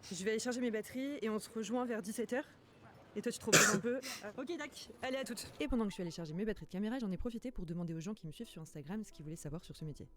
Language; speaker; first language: French; native; French